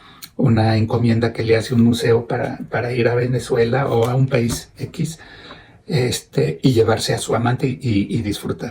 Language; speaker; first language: Spanish; native; Spanish